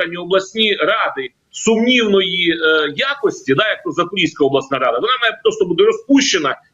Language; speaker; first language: Ukrainian; native; Ukrainian